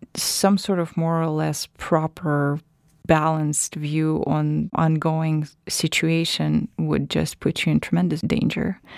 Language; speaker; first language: English; non-native, fluent; Russian